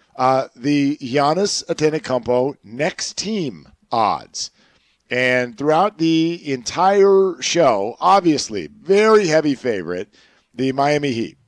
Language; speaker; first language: English; native; English